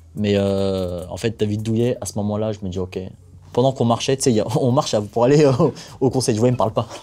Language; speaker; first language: French; native; French